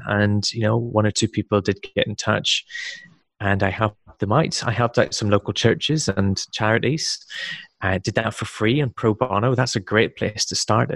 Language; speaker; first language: English; native; English